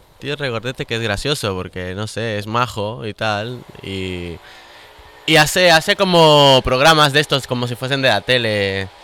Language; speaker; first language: Spanish; native; Spanish